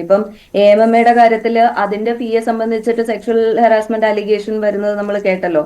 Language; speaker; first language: Malayalam; native; Malayalam